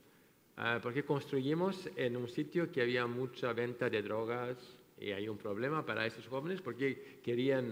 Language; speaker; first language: Spanish; non-native, fluent; French